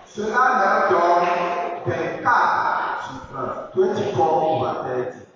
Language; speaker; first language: French; non-native, fluent; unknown